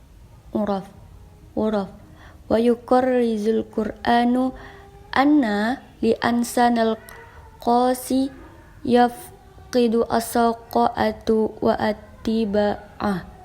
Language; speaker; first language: Arabic; non-native, learner; Indonesian